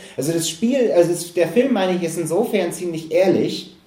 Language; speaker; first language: German; non-native, fluent; English